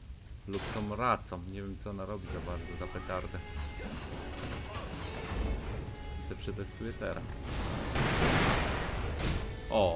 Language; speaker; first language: Polish; native; Polish